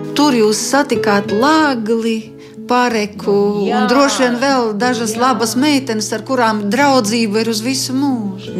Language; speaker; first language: Latvian; native; Latvian